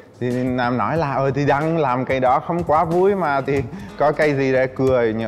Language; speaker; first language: Vietnamese; non-native, fluent; Czech